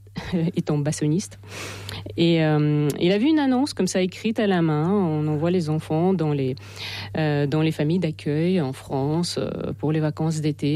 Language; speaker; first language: French; non-native, fluent; Russian